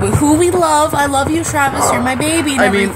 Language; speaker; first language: English; native; English